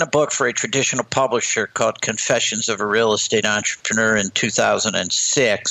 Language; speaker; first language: English; native; English